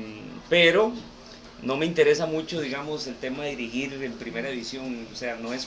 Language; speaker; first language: Spanish; native; Spanish